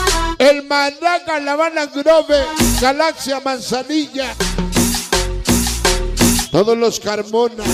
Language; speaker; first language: Spanish; native; Spanish